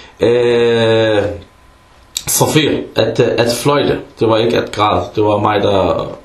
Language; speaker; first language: Danish; early bilingual, other home language; Arabic